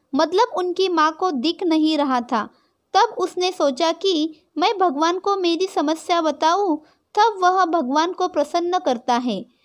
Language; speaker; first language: Hindi; non-native, local second language; Marathi